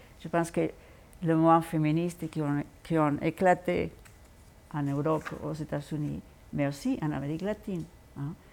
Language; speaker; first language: French; non-native, fluent; Spanish